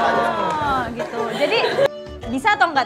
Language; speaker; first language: Indonesian; native; Indonesian